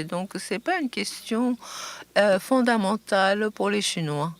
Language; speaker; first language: French; non-native, fluent; Japanese